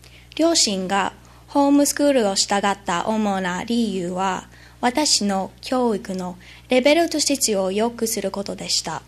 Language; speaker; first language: Japanese; non-native, learner; English